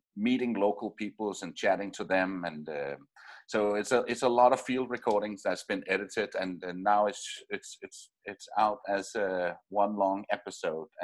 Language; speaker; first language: English; non-native, fluent; Danish